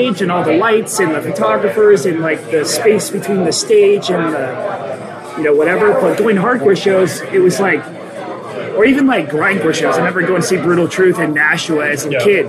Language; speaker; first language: English; native; English